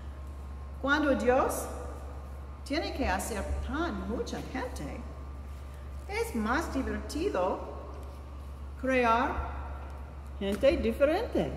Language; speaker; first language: Spanish; non-native, fluent; English